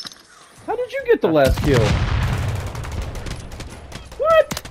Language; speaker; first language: English; native; English